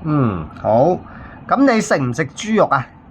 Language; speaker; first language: Cantonese; native; Cantonese